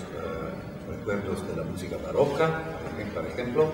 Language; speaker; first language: Spanish; non-native, fluent; Italian